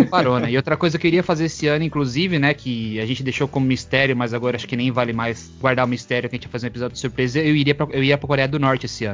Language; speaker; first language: Portuguese; native; Portuguese